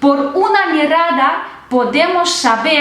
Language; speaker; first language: Spanish; non-native, fluent; Russian